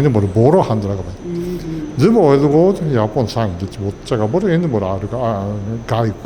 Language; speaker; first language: Mongolian; non-native, fluent; Japanese